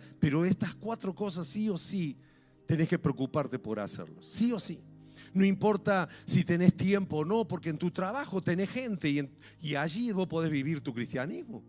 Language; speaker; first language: Spanish; native; Spanish